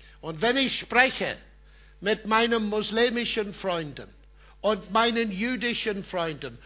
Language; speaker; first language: German; non-native, fluent; English